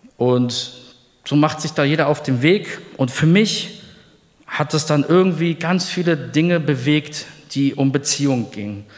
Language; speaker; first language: German; early bilingual, other home language; Polish